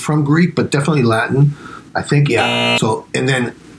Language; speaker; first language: English; non-native, fluent; Spanish